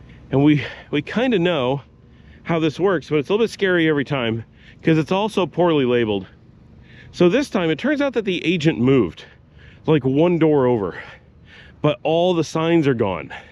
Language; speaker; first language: English; native; English